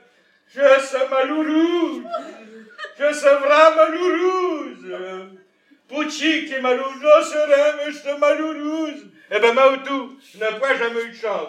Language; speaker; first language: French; native; French